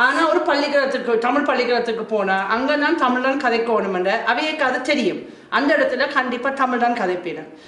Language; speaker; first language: Tamil; non-native, fluent; German